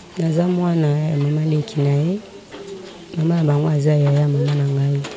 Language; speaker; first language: Lingala; native; Lingala